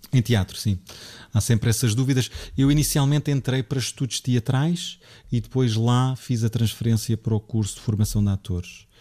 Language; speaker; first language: Portuguese; native; Portuguese